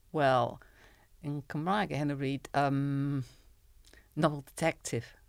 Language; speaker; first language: Welsh; non-native, learner; English